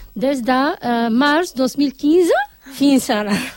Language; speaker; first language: Catalan; non-native, learner; Arabic